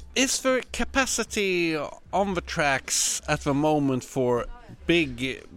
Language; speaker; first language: English; non-native, fluent; Swedish